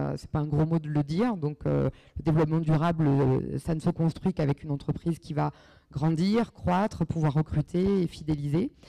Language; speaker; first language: French; native; French